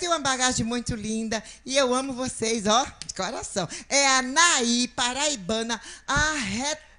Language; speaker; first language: Portuguese; native; Portuguese